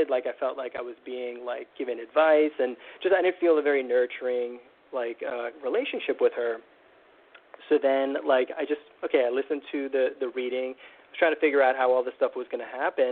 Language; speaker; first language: English; native; English